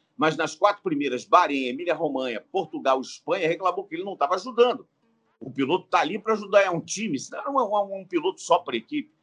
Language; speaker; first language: Portuguese; native; Portuguese